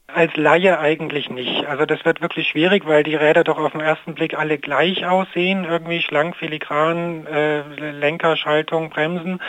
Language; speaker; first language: German; native; German